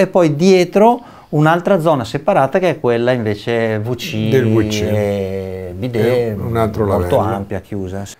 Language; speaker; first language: Italian; native; Italian